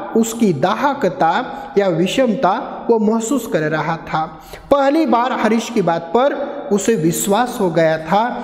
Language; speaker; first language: Hindi; non-native, local second language; Marathi